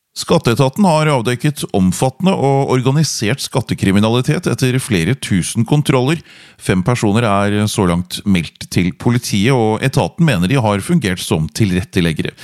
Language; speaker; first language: Norwegian; native; Norwegian